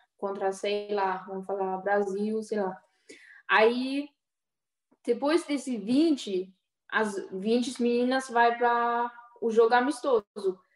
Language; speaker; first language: Portuguese; early bilingual, heritage; Portuguese